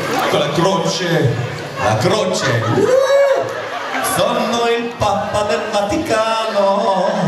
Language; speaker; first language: Italian; non-native, learner; French